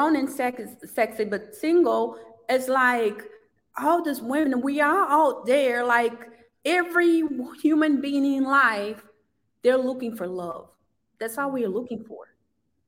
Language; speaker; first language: English; non-native, fluent; Portuguese